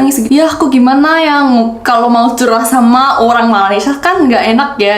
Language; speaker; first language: Indonesian; non-native, fluent; Korean